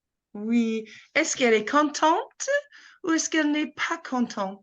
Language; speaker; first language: French; non-native, fluent; English